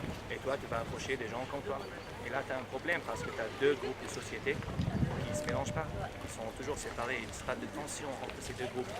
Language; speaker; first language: French; non-native, learner; Arabic